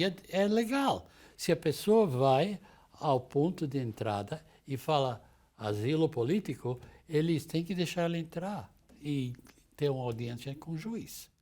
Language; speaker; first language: Portuguese; non-native, fluent; English